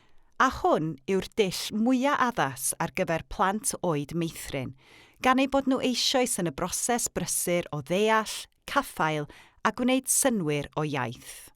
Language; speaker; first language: Welsh; native; Welsh